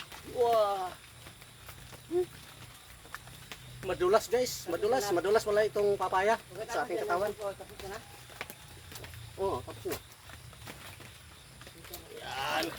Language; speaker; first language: Filipino; non-native, local second language; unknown